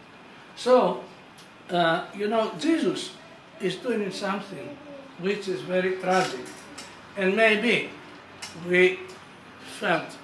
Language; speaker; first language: English; non-native, fluent; Greek